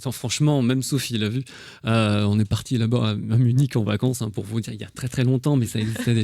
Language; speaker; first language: French; native; French